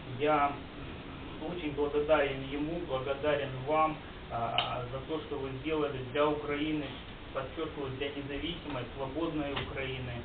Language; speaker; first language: Russian; non-native, local second language; Ukrainian